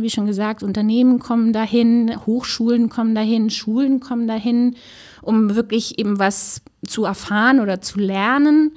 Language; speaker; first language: German; native; German